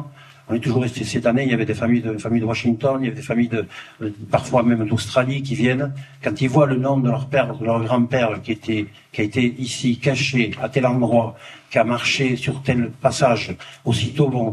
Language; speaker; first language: French; native; French